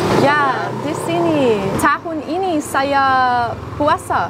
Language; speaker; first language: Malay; non-native, learner; English